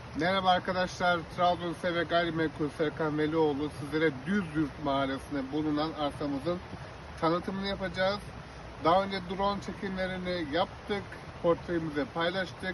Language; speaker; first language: Turkish; native; Turkish